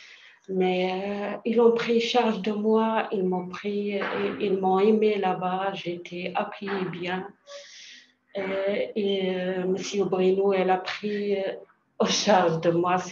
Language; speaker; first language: French; non-native, learner; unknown